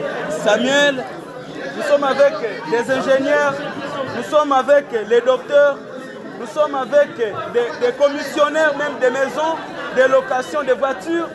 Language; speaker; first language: French; non-native, local second language; Swahili